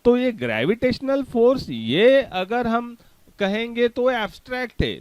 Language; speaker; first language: Hindi; non-native, local second language; Marathi